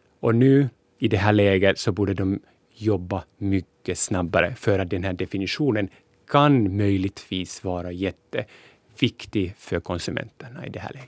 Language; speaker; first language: Swedish; non-native, local second language; Finnish